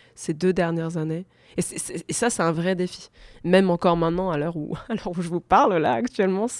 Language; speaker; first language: French; native; French